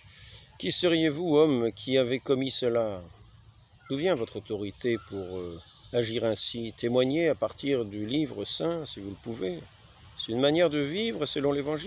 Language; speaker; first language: French; native; French